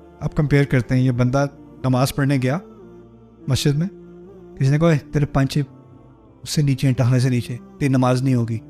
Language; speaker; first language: Urdu; early bilingual, heritage; Urdu